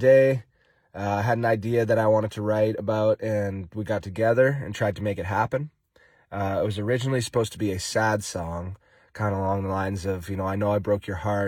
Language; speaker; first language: English; native; English